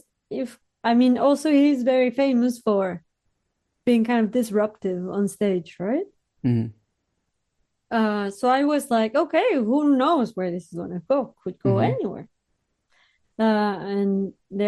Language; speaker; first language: English; non-native, fluent; Spanish